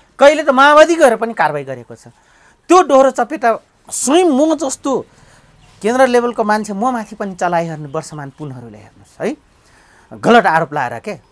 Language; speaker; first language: Nepali; non-native, local second language; Dangaura Tharu